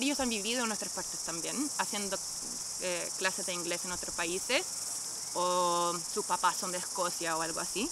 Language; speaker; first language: Spanish; non-native, fluent; English